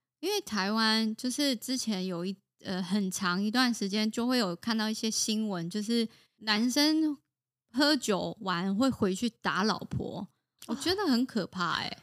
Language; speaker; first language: Chinese; native; Chinese